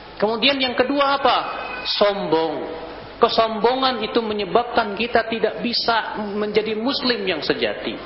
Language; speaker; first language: Indonesian; native; Indonesian